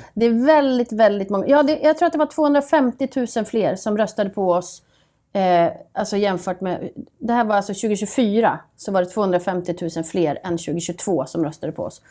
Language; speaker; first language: Swedish; native; Swedish